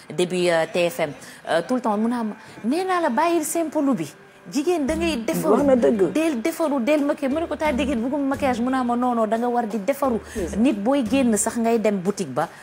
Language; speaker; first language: Wolof; native; Wolof